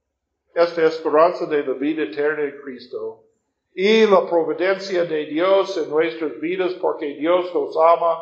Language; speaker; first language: Spanish; non-native, fluent; English